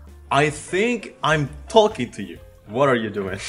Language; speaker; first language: English; non-native, fluent; Indonesian